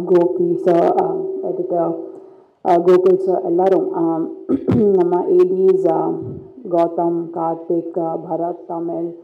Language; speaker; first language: Tamil; non-native, learner; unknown